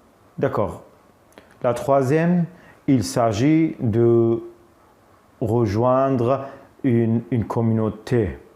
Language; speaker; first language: French; non-native, fluent; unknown